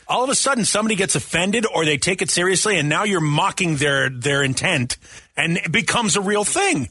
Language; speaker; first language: English; native; English